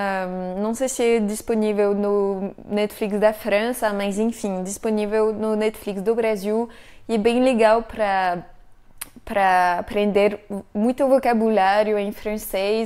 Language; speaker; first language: Portuguese; non-native, fluent; French